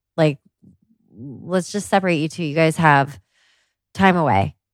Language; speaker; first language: English; native; English